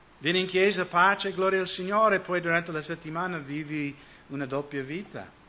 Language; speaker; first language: Italian; non-native, fluent; English